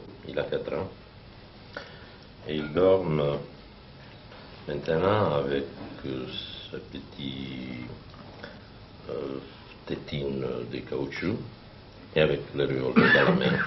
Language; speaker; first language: French; non-native, learner; Italian